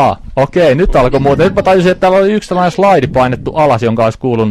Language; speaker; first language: Finnish; native; Finnish